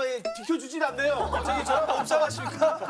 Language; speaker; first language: Korean; native; Korean